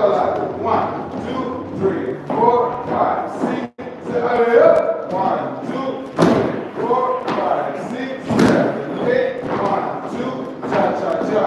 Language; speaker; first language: Italian; native; Italian